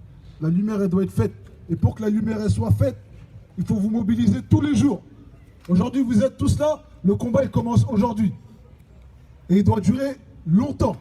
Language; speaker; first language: French; native; French